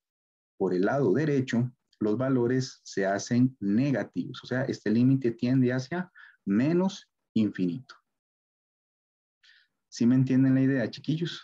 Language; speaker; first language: Spanish; native; Spanish